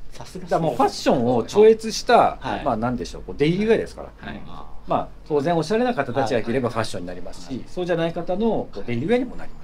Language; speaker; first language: Japanese; native; Japanese